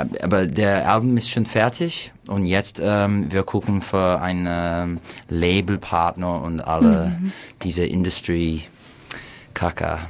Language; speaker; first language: German; non-native, learner; English